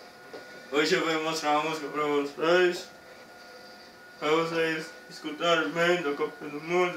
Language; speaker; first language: Portuguese; early bilingual, heritage; Portuguese